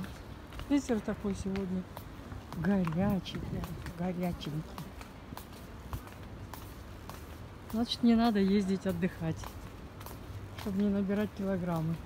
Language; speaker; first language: Russian; native; Russian